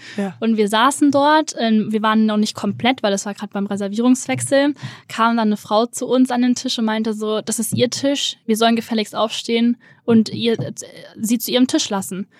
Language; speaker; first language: German; native; German